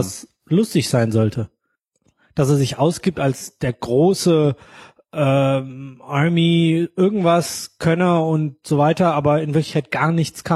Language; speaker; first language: German; native; German